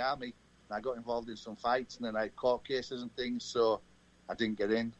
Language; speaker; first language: English; native; English